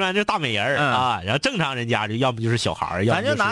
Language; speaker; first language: Chinese; native; Chinese